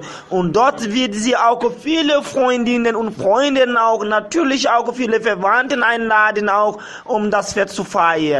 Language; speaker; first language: German; non-native, learner; Bambara